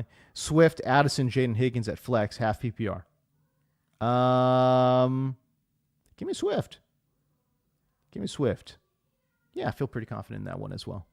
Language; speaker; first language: English; native; English